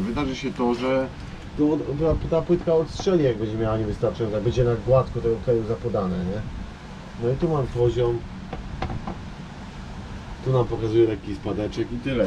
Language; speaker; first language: Polish; native; Polish